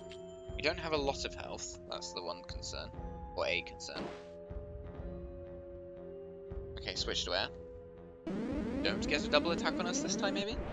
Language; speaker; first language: English; native; English